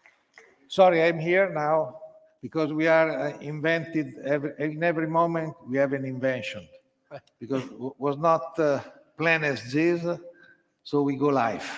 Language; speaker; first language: English; non-native, learner; Italian